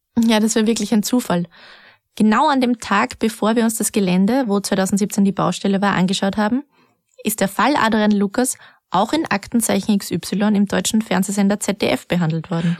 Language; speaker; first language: German; native; German